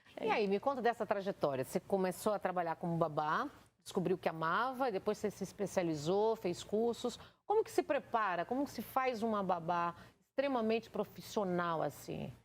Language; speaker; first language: Portuguese; native; Portuguese